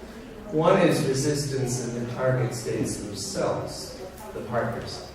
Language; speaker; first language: English; native; English